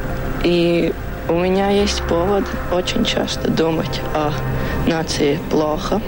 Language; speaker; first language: Russian; non-native, local second language; Latvian